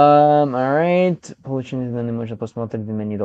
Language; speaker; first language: Russian; non-native, learner; English